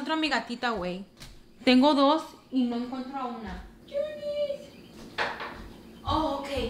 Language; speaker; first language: Spanish; early bilingual, heritage; Spanish